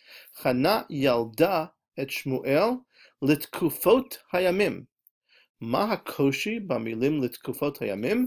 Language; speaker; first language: Hebrew; non-native, fluent; English